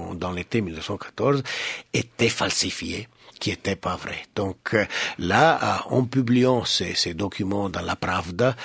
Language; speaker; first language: French; non-native, local second language; Italian